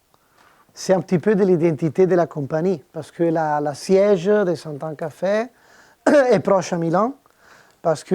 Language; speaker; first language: French; non-native, fluent; Italian